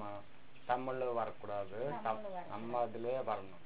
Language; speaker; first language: Tamil; non-native, local second language; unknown